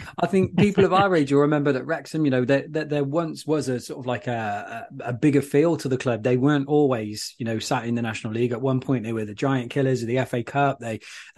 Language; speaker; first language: English; native; English